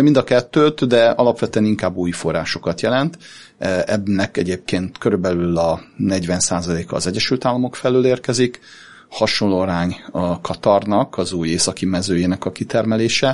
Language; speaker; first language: Hungarian; native; Hungarian